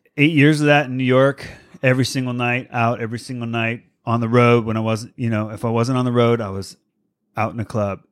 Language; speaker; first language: English; native; English